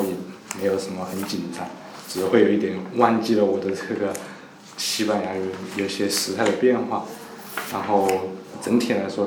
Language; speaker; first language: Spanish; non-native, learner; Chinese